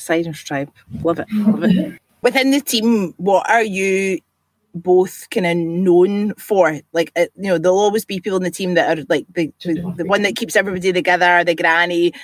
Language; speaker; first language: English; native; English